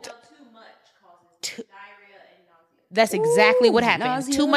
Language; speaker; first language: English; native; English